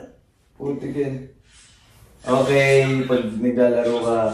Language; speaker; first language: Filipino; native; Filipino